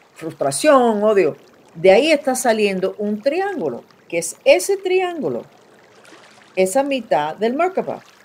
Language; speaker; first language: Spanish; non-native, fluent; English